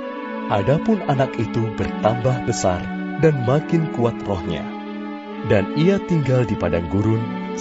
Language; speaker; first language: Indonesian; native; Indonesian